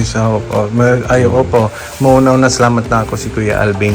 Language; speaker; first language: Filipino; non-native, learner; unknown